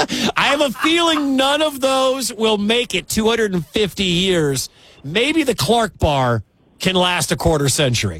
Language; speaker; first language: English; native; English